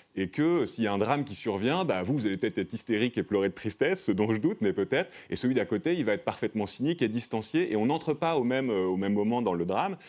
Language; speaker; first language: French; native; French